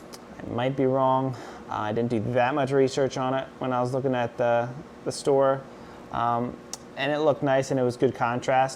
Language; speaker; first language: English; native; English